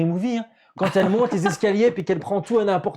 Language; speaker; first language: French; native; French